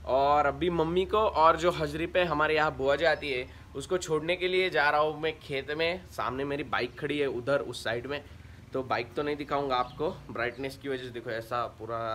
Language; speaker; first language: Hindi; non-native, local second language; Marathi